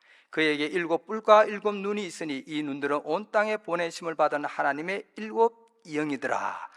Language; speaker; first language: Korean; native; Korean